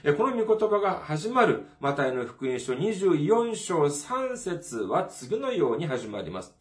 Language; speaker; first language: Japanese; non-native, fluent; Korean